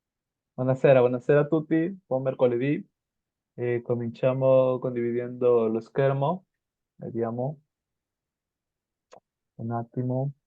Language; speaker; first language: Italian; non-native, fluent; Spanish